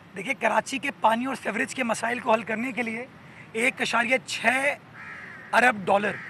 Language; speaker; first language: Urdu; native; Urdu